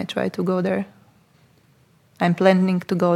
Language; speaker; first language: English; non-native, fluent; Latvian